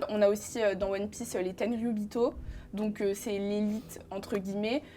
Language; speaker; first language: French; native; French